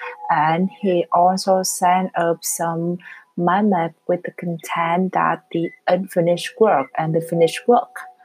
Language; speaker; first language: English; non-native, learner; Vietnamese